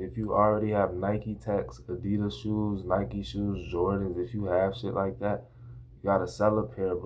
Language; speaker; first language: English; native; English